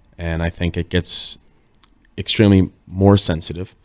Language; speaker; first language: English; native; English